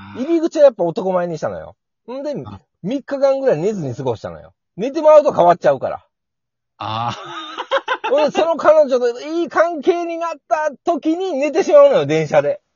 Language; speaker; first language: Japanese; native; Japanese